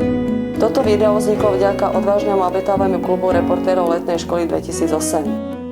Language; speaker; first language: Slovak; native; Slovak